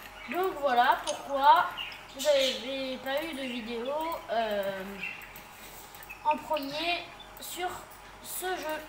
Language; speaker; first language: French; native; French